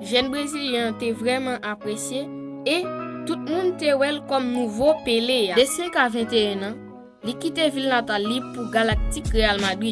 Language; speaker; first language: French; non-native, learner; Haitian Creole